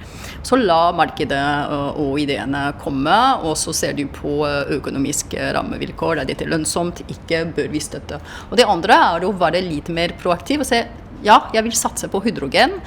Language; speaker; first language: Norwegian; non-native, fluent; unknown